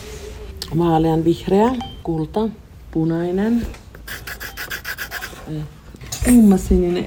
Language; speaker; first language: Finnish; early bilingual, heritage; Finnish